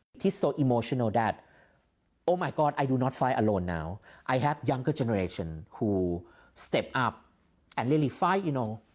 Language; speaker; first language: English; non-native, fluent; Thai